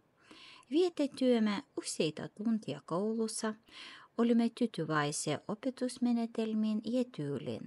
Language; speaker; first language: Finnish; non-native, fluent; Russian